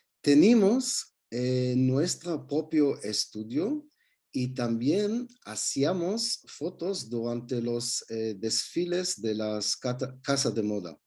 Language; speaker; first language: Spanish; non-native, learner; Hebrew